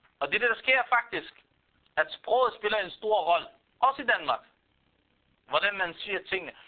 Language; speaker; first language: Danish; non-native, fluent; Arabic